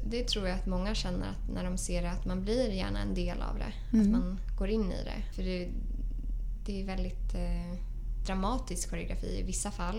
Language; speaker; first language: Swedish; native; Swedish